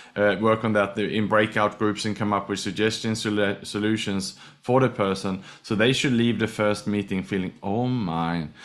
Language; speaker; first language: English; non-native, fluent; Swedish